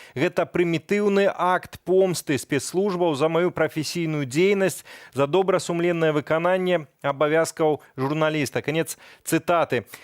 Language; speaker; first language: Belarusian; native; Belarusian